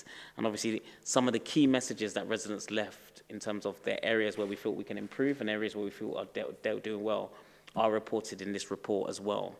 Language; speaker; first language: English; native; English